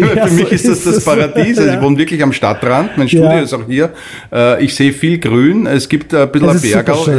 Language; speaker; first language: German; native; German